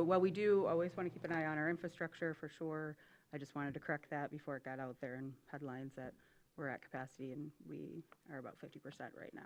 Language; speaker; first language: English; native; English